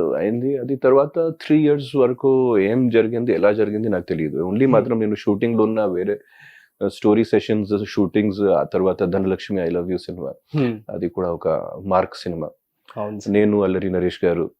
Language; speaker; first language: Telugu; non-native, local second language; Hindi